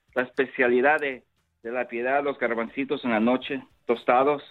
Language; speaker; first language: Spanish; native; Spanish